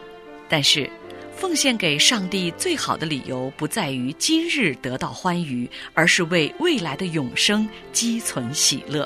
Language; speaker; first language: Chinese; native; Chinese